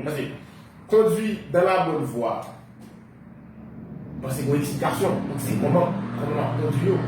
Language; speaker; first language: Haitian Creole; native; Haitian Creole